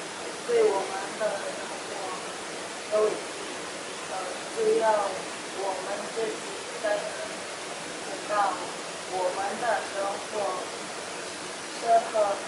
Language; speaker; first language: Chinese; non-native, learner; Indonesian